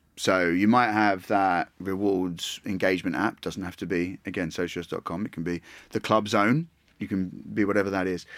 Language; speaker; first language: English; native; English